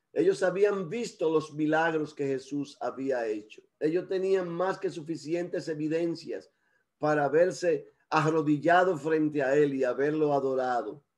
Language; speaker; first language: Spanish; early bilingual, heritage; Spanish